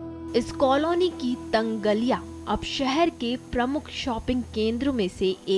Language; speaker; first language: Hindi; native; Hindi